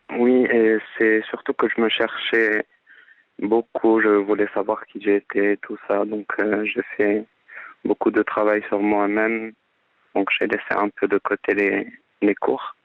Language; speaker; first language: French; non-native, local second language; Arabic